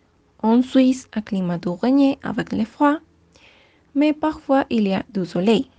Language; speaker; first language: French; non-native, learner; Spanish